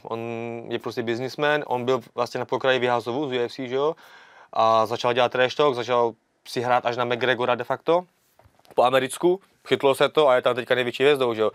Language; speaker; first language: Czech; early bilingual, other home language; Vietnamese